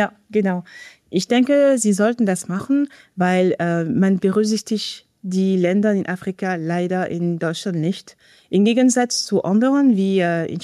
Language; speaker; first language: German; non-native, fluent; French